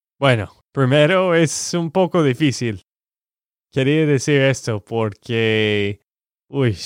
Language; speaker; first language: Spanish; non-native, learner; English